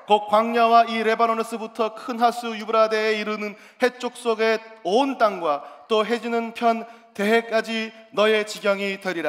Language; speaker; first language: Korean; native; Korean